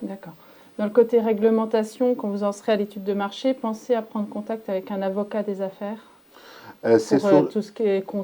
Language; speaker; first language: French; native; French